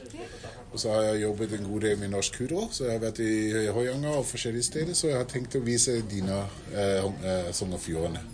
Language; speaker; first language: Norwegian; non-native, fluent; German